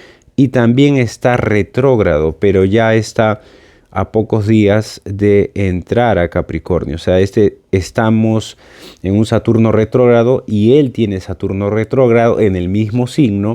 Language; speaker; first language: Spanish; native; Spanish